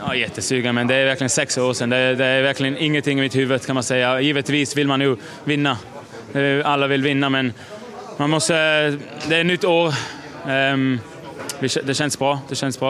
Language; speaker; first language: Swedish; non-native, fluent; German